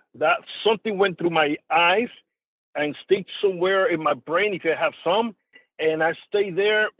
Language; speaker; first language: English; non-native, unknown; Spanish